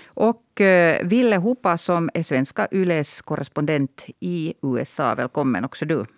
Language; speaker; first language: Swedish; native; Swedish